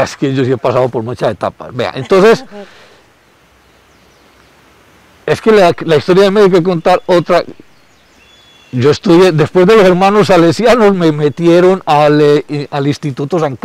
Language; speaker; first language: Spanish; native; Spanish